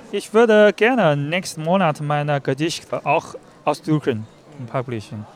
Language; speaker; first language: German; non-native, learner; Chinese